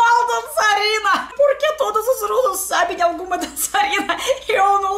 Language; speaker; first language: Portuguese; non-native, learner; Russian